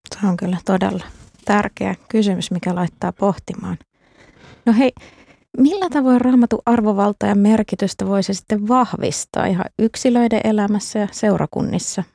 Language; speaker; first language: Finnish; native; Finnish